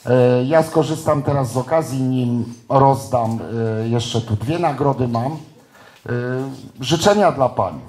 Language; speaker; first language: Polish; native; Polish